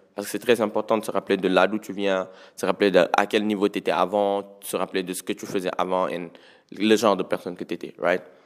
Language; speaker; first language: French; non-native, local second language; Wolof